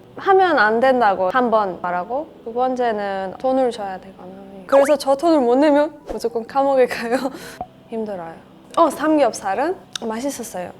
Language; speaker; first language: Korean; non-native, learner; Persian